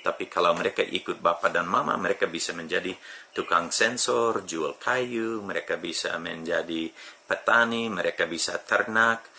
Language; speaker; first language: Indonesian; non-native, fluent; English